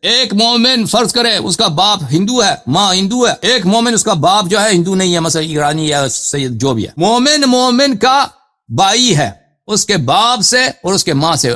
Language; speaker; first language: Urdu; non-native, fluent; Persian